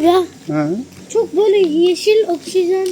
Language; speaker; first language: Turkish; early bilingual, heritage; Turkish